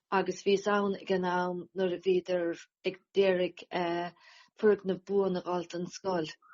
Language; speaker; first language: Irish; native; Irish